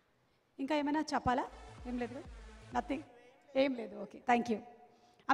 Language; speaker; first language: Telugu; native; Telugu